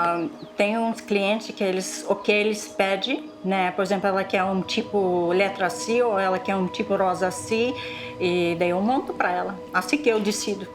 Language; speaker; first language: Portuguese; non-native, local second language; Russian